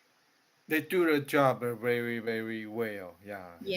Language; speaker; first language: English; non-native, learner; Chinese